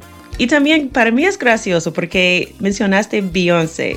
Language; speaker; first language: Spanish; non-native, fluent; English